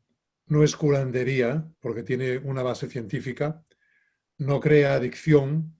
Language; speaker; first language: Spanish; native; Spanish